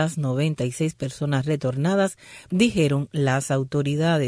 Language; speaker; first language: Spanish; native; Spanish